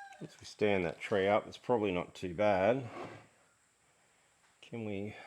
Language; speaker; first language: English; native; English